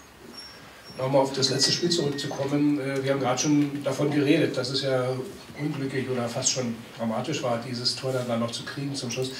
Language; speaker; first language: German; native; German